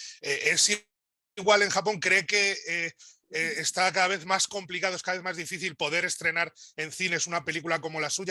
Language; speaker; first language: Spanish; native; Spanish